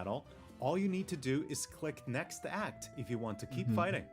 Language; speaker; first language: English; native; English